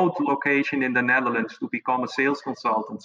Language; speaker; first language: English; non-native, fluent; Papiamento